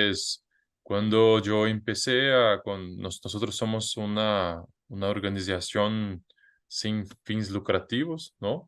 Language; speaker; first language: Spanish; non-native, fluent; Portuguese